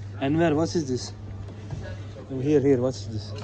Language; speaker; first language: English; non-native, learner; Turkish